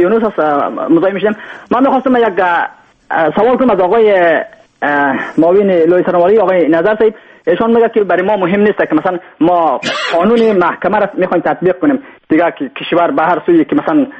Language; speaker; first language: Persian; native; Persian